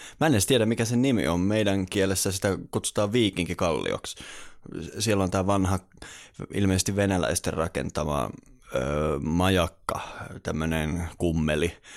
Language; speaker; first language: Finnish; native; Finnish